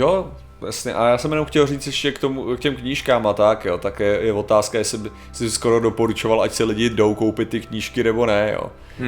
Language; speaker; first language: Czech; native; Czech